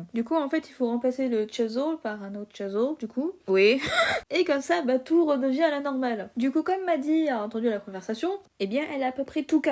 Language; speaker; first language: French; native; French